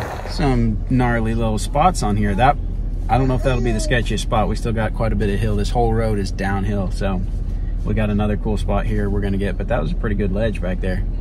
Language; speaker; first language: English; native; English